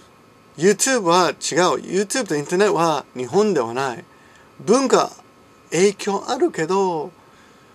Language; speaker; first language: Japanese; non-native, fluent; English